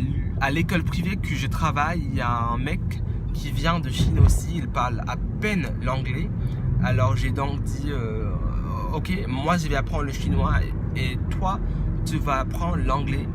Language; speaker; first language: French; non-native, fluent; English